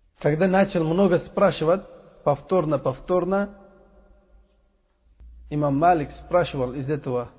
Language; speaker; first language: Russian; non-native, local second language; Uzbek